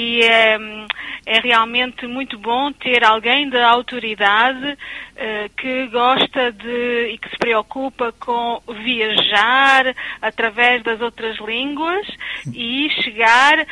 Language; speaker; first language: Portuguese; early bilingual, other home language; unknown